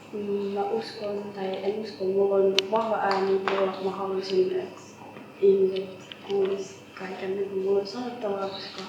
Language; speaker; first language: Finnish; early bilingual, other home language; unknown